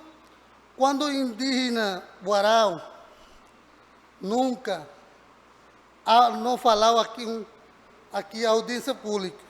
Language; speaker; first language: Portuguese; non-native, learner; Spanish